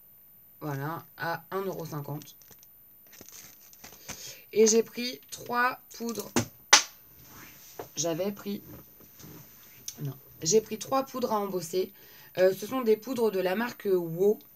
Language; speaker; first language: French; native; French